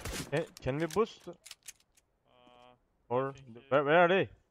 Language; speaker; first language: English; non-native, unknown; Turkish